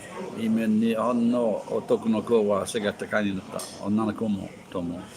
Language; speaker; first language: Japanese; non-native, learner; English